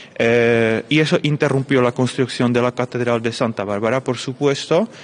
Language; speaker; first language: Spanish; non-native, fluent; Czech